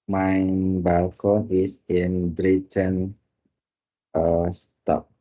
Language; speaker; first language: German; non-native, learner; Indonesian